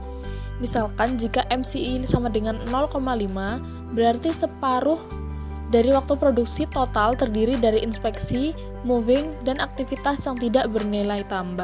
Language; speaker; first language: Indonesian; native; Indonesian